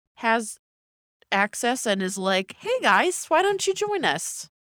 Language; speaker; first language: English; native; English